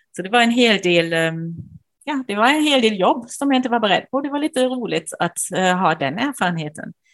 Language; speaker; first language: Swedish; non-native, fluent; German